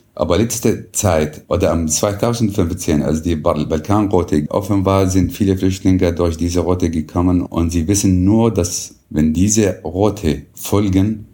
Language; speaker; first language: German; non-native, fluent; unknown